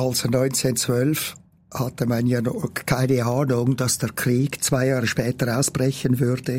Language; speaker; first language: German; native; German